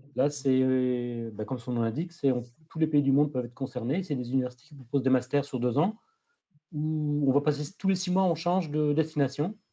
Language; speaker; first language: French; native; French